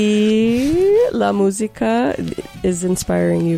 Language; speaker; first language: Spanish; non-native, learner; English